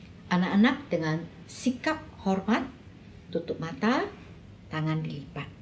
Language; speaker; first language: Indonesian; native; Indonesian